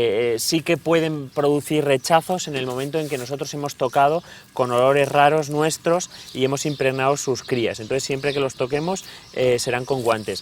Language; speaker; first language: Spanish; native; Spanish